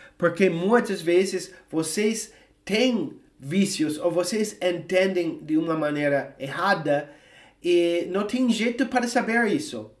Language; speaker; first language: Portuguese; non-native, fluent; English